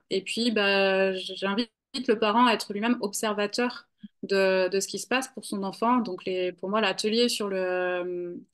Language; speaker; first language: French; native; French